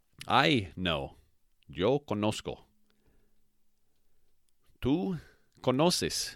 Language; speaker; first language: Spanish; non-native, fluent; English